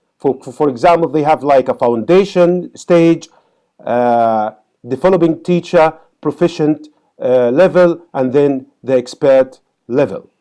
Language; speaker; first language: English; non-native, fluent; Arabic